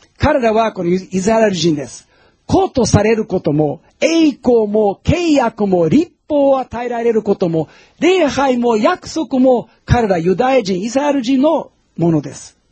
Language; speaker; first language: Japanese; non-native, fluent; Portuguese